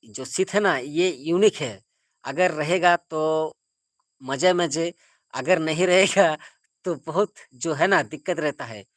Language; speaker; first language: Hindi; non-native, local second language; Bangla